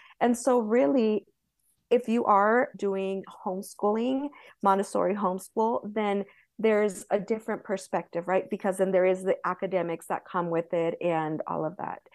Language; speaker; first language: English; early bilingual, other home language; Spanish